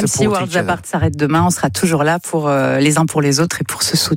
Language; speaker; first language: French; native; French